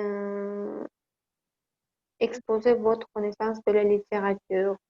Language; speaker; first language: French; non-native, learner; Kazakh